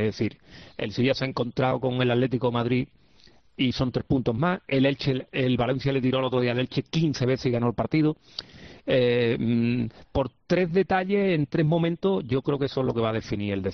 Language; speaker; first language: Spanish; native; Spanish